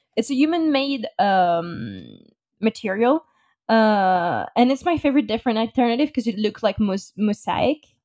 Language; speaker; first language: English; non-native, fluent; French